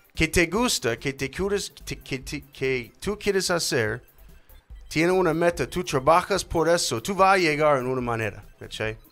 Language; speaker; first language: Spanish; non-native, learner; English